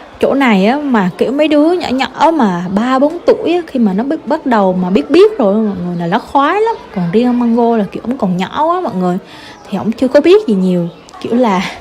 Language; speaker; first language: Vietnamese; native; Vietnamese